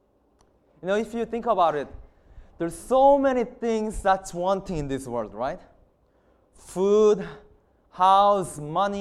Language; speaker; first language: English; non-native, fluent; Korean